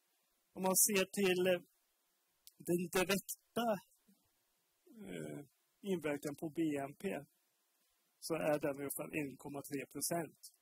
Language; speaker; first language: Swedish; native; Swedish